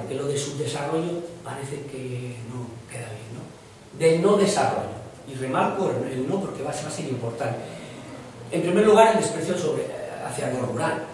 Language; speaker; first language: Spanish; native; Spanish